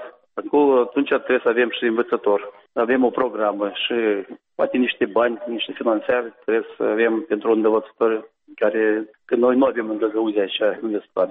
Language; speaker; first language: Romanian; non-native, local second language; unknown